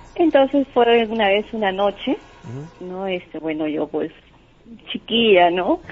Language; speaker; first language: Spanish; native; Spanish